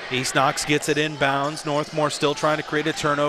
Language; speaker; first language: English; native; English